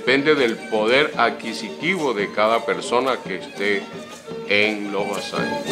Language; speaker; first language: Spanish; native; Spanish